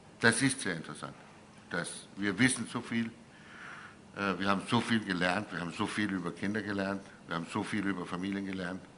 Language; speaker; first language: German; non-native, fluent; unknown